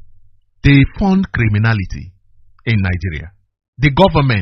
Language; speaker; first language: English; non-native, local second language; Igbo